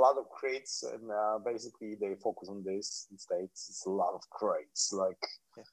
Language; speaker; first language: English; non-native, fluent; Polish